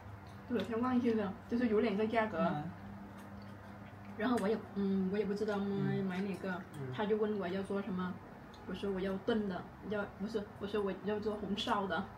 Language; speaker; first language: Chinese; non-native, fluent; Vietnamese